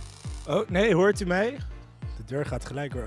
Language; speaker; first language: Dutch; native; Dutch